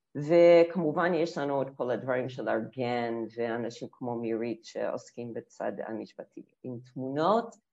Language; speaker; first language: Hebrew; non-native, fluent; English